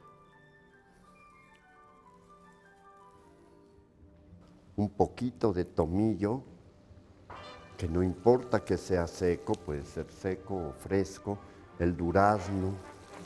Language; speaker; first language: Spanish; native; Spanish